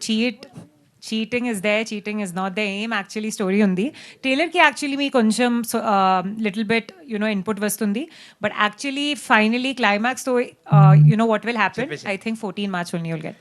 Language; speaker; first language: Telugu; non-native, learner; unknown